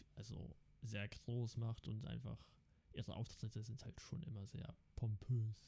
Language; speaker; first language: German; early bilingual, other home language; Dutch